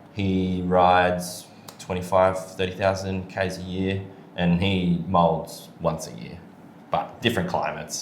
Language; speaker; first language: English; native; English